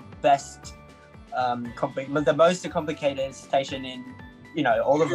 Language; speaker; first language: English; non-native, learner; Japanese